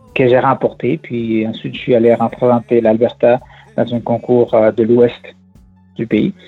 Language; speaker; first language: French; non-native, fluent; Spanish